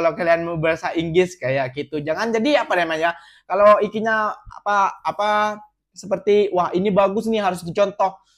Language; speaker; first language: Indonesian; native; Indonesian